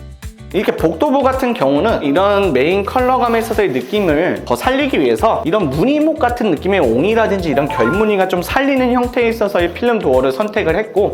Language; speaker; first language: Korean; native; Korean